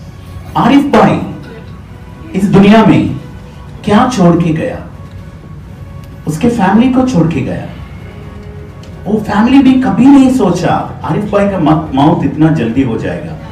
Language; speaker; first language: Hindi; non-native, fluent; Bangla